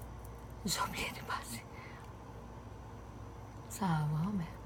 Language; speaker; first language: French; non-native, fluent; Portuguese